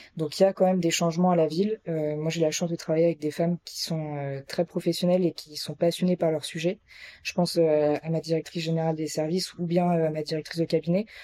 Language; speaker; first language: French; native; French